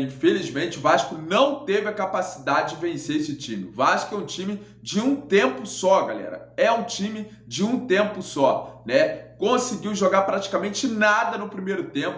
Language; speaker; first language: Portuguese; native; Portuguese